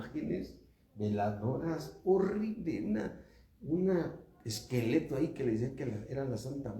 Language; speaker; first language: Spanish; native; Spanish